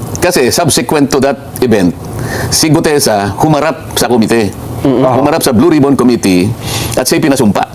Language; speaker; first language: Filipino; non-native, local second language; Masbatenyo